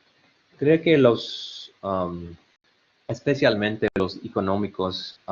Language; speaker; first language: Spanish; non-native, learner; English